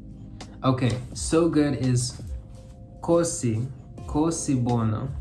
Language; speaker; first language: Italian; non-native, learner; English